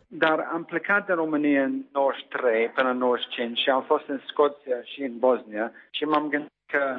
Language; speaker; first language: Romanian; non-native, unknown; English